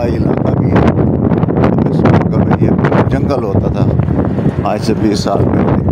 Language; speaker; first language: Urdu; non-native, local second language; Punjabi